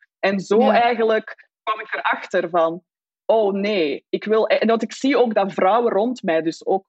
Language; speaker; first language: Dutch; native; Dutch